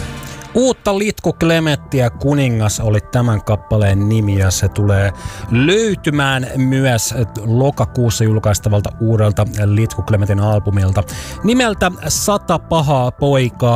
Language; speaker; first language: Finnish; native; Finnish